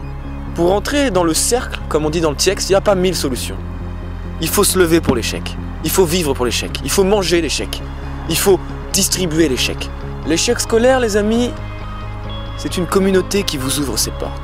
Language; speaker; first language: French; native; French